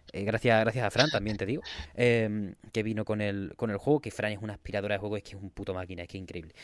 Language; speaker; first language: Spanish; native; Spanish